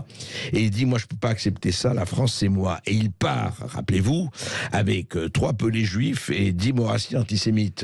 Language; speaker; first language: French; native; French